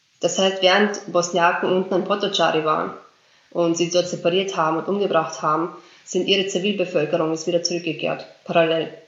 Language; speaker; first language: German; early bilingual, other home language; Bosnian